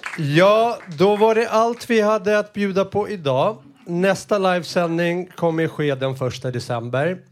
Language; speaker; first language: Swedish; native; Swedish